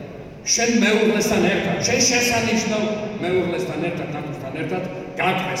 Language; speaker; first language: Georgian; native; Georgian